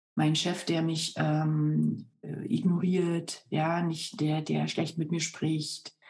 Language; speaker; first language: German; native; German